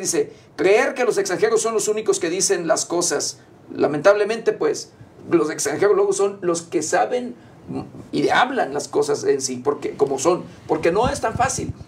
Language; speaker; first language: Spanish; native; Spanish